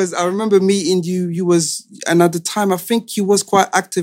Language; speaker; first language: English; non-native, fluent; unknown